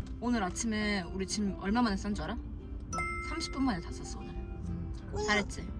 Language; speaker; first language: Korean; native; Korean